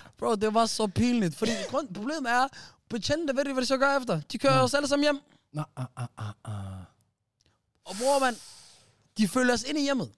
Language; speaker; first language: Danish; early bilingual, other home language; Somali